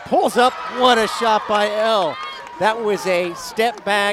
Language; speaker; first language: English; native; English